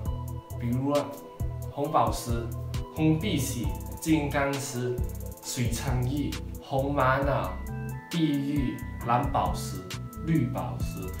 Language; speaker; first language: Chinese; native; Chinese